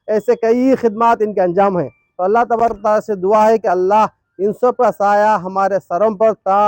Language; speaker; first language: Urdu; native; Urdu